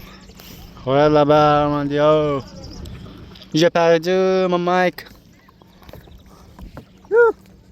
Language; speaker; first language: French; non-native, learner; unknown